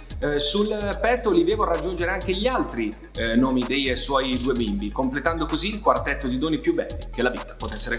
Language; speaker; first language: Italian; native; Italian